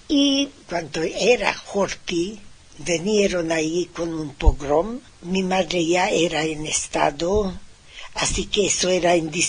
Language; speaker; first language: Spanish; non-native, fluent; Hungarian